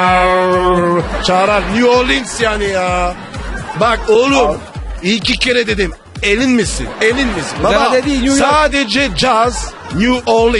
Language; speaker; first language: Turkish; non-native, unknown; French